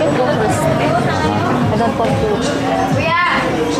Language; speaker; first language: English; non-native, learner; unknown